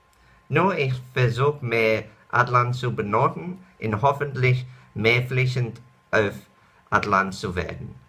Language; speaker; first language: German; non-native, learner; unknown